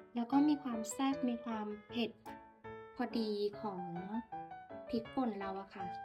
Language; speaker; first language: Thai; non-native, local second language; Northeastern Thai